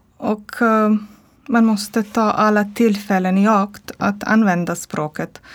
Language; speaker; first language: Swedish; non-native, learner; Croatian